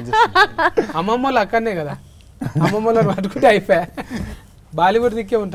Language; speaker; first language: Telugu; native; Telugu